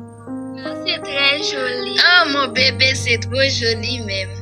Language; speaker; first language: French; non-native, local second language; Haitian Creole